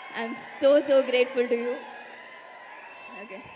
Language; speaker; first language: Telugu; non-native, learner; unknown